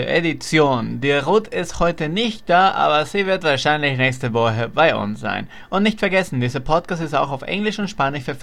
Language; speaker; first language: German; non-native, fluent; Spanish